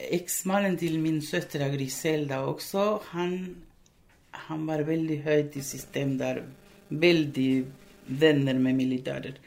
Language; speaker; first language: Norwegian; non-native, fluent; Spanish